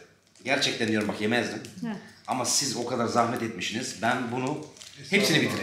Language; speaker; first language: Turkish; native; Turkish